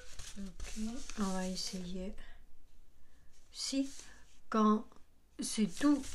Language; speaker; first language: French; non-native, learner; Chinese